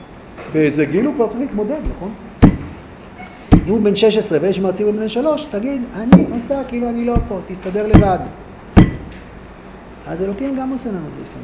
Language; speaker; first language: Hebrew; native; Hebrew